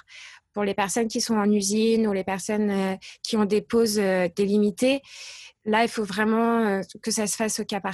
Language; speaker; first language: French; native; French